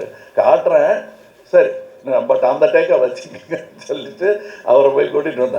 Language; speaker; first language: Tamil; native; Tamil